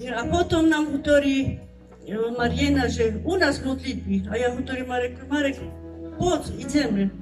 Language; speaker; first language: Slovak; native; Slovak